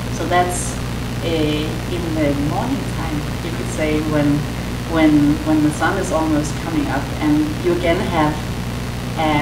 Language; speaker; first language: English; non-native, fluent; Danish